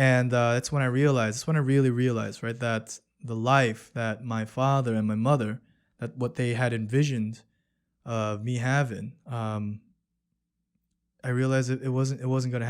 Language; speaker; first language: English; early bilingual, other home language; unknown